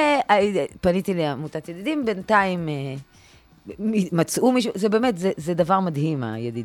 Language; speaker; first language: Hebrew; native; Hebrew